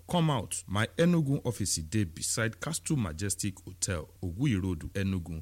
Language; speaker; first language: Nigerian Pidgin; non-native, local second language; Yoruba